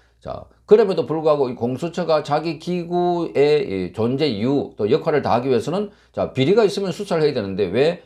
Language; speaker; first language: Korean; native; Korean